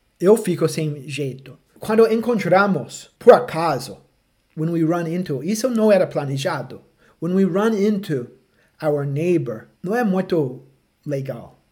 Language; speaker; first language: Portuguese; non-native, fluent; English